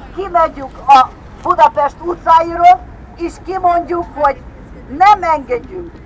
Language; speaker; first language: Hungarian; non-native, fluent; Ukrainian